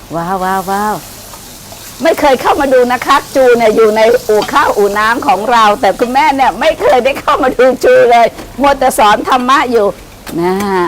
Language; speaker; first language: Thai; native; Thai